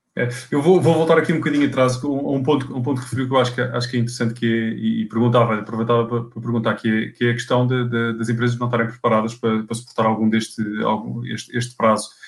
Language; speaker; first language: Portuguese; native; Portuguese